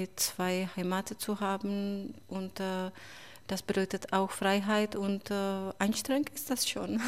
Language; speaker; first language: German; non-native, fluent; Czech